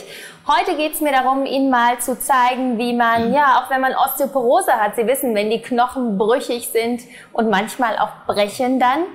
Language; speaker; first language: German; native; German